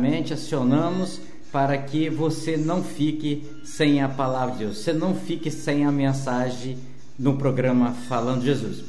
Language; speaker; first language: Portuguese; native; Portuguese